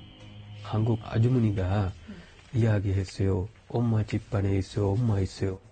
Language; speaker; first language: Korean; non-native, learner; Sinhala